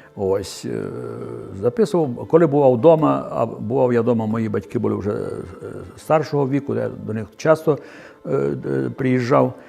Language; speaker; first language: Ukrainian; native; Ukrainian